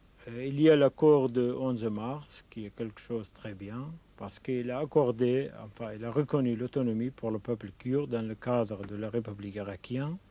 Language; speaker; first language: French; non-native, fluent; Kurdish